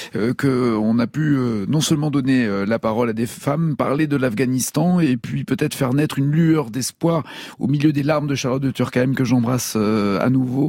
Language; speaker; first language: French; native; French